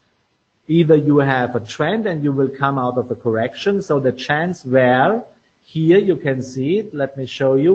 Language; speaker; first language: English; non-native, fluent; German